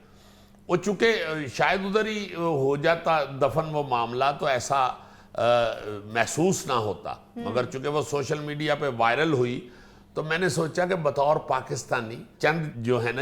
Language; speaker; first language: Urdu; native; Urdu